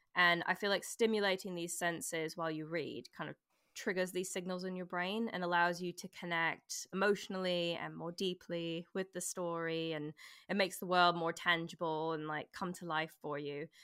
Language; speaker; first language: English; native; English